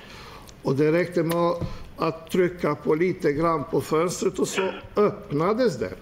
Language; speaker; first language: Swedish; non-native, fluent; Albanian